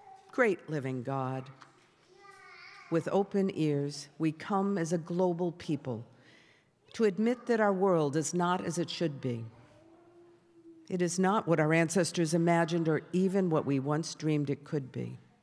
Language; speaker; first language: English; native; English